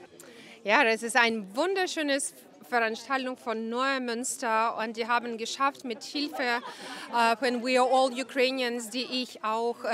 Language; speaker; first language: German; non-native, fluent; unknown